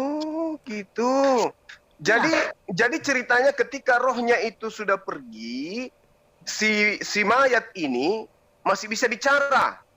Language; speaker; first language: Indonesian; native; Indonesian